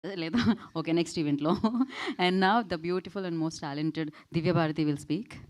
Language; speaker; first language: Telugu; native; Telugu